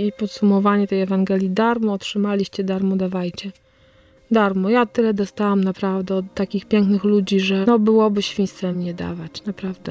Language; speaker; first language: Polish; native; Polish